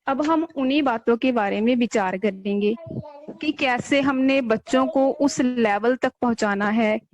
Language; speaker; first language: Hindi; non-native, local second language; Punjabi